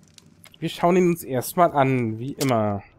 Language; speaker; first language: German; native; German